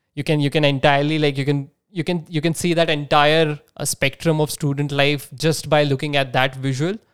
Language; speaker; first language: English; non-native, local second language; Marathi